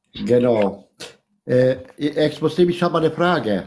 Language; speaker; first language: German; non-native, fluent; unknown